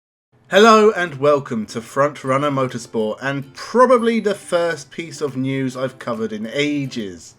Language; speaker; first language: English; native; English